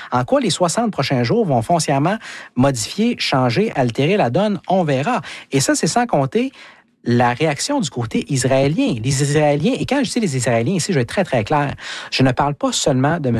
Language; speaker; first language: French; native; French